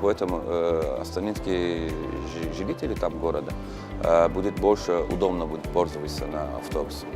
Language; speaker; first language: Russian; non-native, learner; Turkish